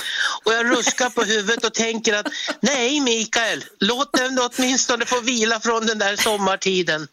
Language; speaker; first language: Swedish; native; Swedish